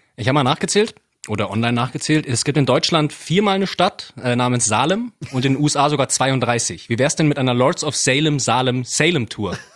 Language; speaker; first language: German; native; German